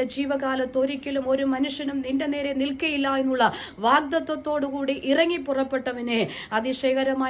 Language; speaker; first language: Malayalam; native; Malayalam